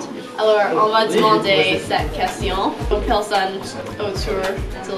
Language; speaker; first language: French; non-native, learner; English